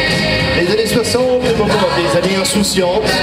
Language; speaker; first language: French; native; French